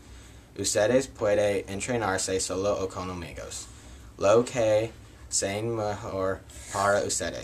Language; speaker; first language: Spanish; non-native, learner; English